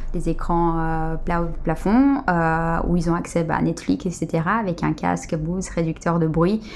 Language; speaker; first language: French; early bilingual, other home language; Portuguese